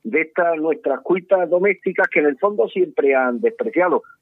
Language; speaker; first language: Spanish; native; Spanish